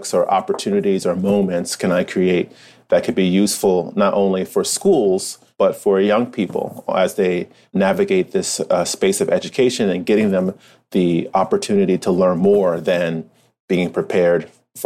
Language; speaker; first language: English; native; English